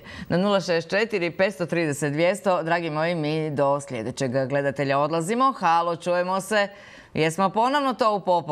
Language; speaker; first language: Croatian; native; Croatian